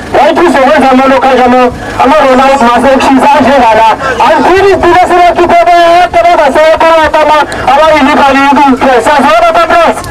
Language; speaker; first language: Zulu; non-native, local second language; South Ndebele